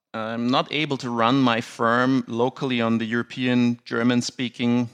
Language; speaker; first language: English; non-native, fluent; German